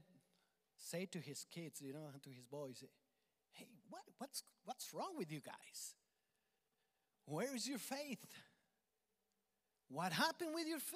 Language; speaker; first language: English; non-native, fluent; Spanish